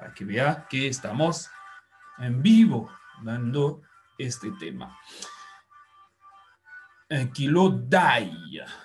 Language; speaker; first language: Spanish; non-native, fluent; French